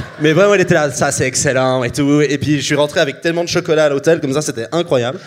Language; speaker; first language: French; native; French